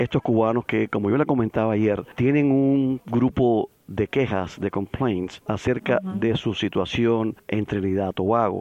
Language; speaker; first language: Spanish; native; Spanish